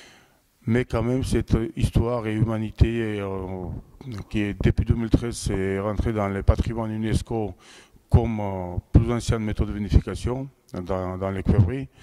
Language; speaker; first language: French; non-native, fluent; Georgian